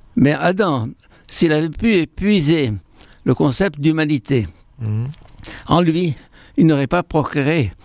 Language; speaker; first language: French; non-native, fluent; Arabic